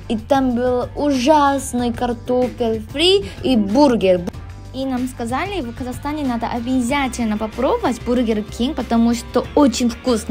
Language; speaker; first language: Russian; non-native, learner; Korean